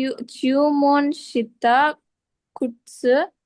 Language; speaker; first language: Japanese; non-native, learner; Tamil